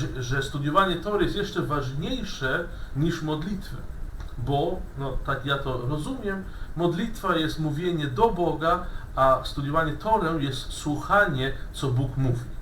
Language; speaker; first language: Polish; non-native, fluent; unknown